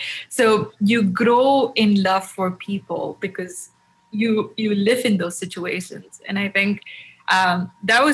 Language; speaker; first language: English; non-native, local second language; Tamil